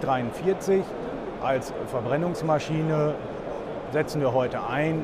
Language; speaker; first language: German; native; German